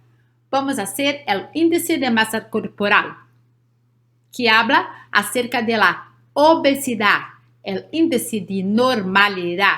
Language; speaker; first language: Spanish; non-native, learner; Portuguese